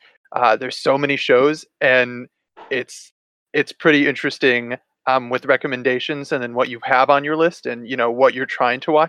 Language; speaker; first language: English; native; English